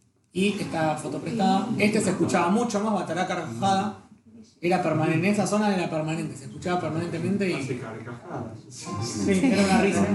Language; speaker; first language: Spanish; native; Spanish